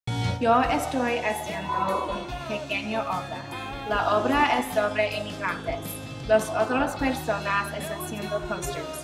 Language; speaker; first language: Spanish; non-native, learner; English